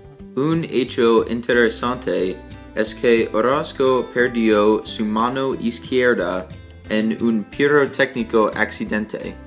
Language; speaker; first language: Spanish; non-native, learner; English